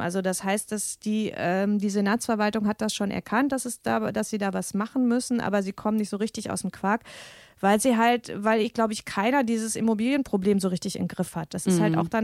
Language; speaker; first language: German; native; German